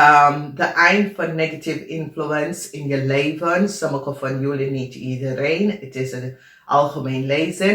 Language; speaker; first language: Dutch; non-native, learner; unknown